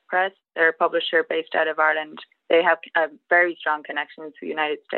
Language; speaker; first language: English; native; English